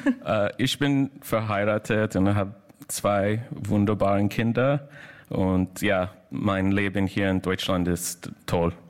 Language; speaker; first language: German; non-native, learner; English